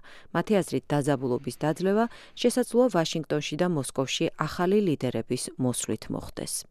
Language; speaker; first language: Georgian; native; Georgian